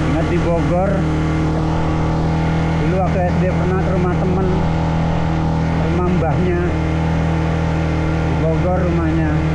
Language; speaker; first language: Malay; non-native, local second language; Javanese